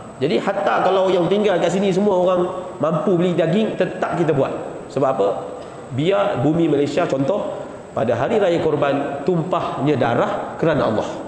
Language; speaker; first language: Malay; native; Malay